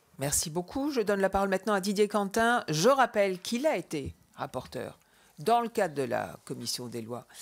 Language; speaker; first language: French; native; French